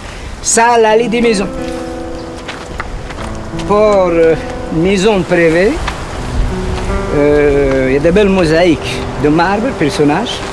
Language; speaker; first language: French; non-native, learner; Arabic